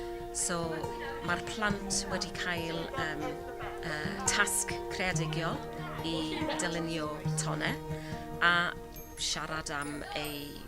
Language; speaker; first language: Welsh; non-native, learner; English